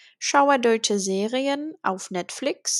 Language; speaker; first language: German; non-native, fluent; Czech